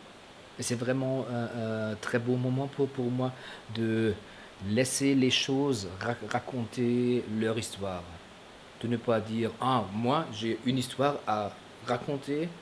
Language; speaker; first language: French; non-native, fluent; German